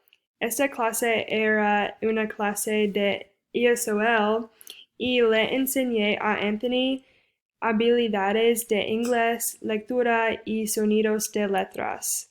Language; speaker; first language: Spanish; non-native, fluent; English